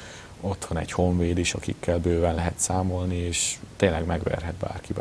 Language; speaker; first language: Hungarian; native; Hungarian